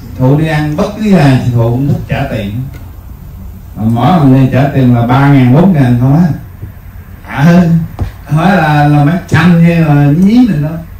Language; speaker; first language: Vietnamese; native; Vietnamese